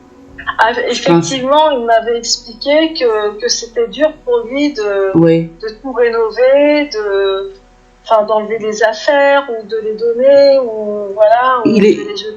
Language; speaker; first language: French; native; French